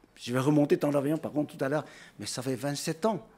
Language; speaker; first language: French; non-native, fluent; Chinese